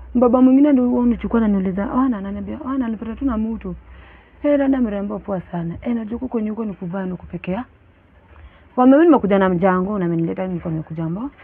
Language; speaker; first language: Swahili; native; Swahili